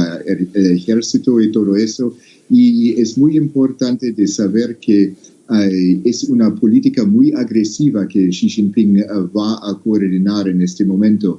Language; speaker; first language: Spanish; non-native, fluent; English